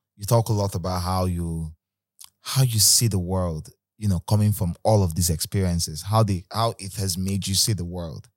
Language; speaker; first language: English; non-native, local second language; Igbo